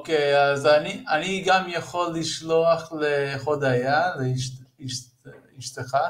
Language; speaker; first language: Hebrew; non-native, fluent; English